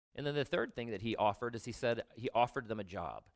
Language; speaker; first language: English; native; English